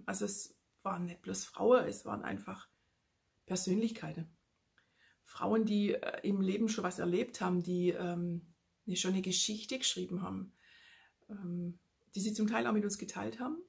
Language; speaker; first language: German; native; German